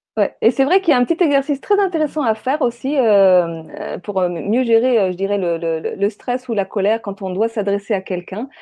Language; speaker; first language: French; native; French